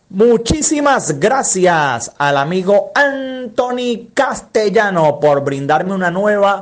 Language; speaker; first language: Spanish; native; Spanish